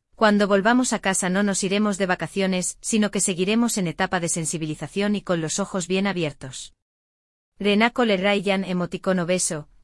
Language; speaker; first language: Spanish; native; Spanish